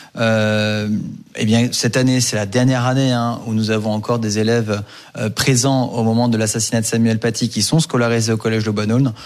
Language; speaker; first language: French; native; French